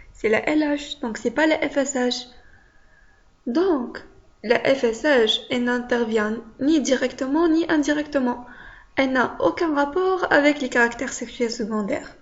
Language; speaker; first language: French; non-native, local second language; Arabic